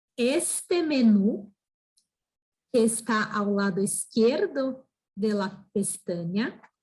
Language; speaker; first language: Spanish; non-native, fluent; Portuguese